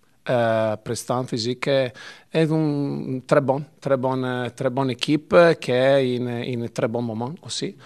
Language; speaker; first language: French; non-native, learner; Italian